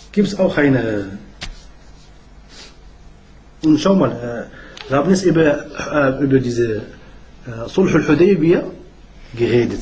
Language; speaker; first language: German; non-native, learner; Arabic